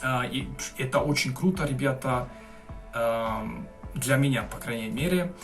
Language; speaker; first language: Russian; non-native, fluent; Hungarian